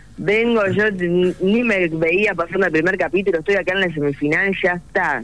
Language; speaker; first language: Spanish; native; Spanish